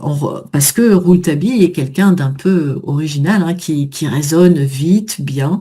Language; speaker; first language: French; native; French